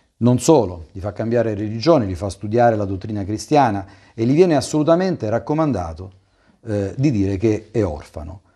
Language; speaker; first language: Italian; native; Italian